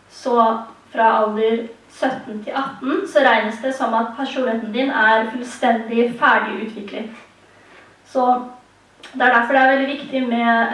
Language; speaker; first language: Norwegian; early bilingual, heritage; Tigrinya